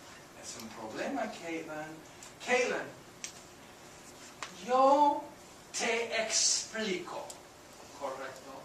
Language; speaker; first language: Spanish; non-native, fluent; English